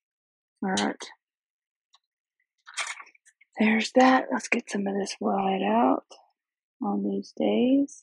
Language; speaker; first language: English; native; English